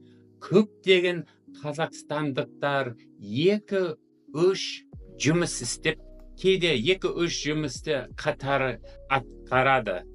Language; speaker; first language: Kazakh; non-native, fluent; English